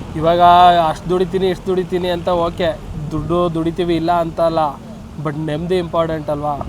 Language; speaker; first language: Kannada; native; Kannada